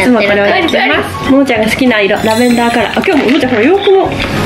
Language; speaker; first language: Japanese; native; Japanese